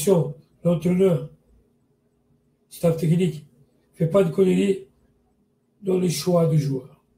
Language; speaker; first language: French; non-native, learner; Portuguese